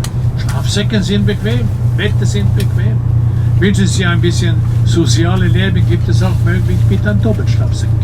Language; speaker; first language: German; non-native, learner; Norwegian